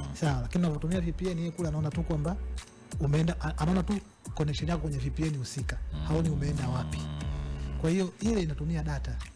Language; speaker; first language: Swahili; native; Swahili